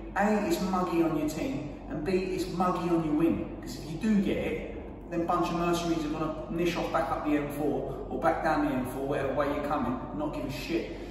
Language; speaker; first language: English; native; English